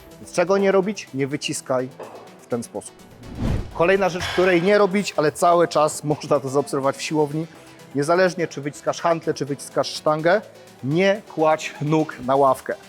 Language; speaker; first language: Polish; native; Polish